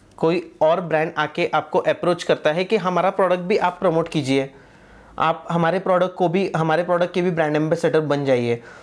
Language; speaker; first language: Hindi; non-native, local second language; Marathi